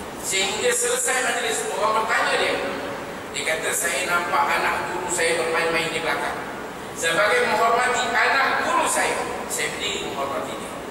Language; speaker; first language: Malay; native; Malay